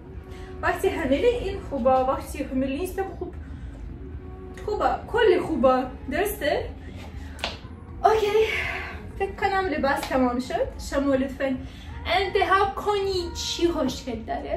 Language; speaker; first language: Persian; non-native, learner; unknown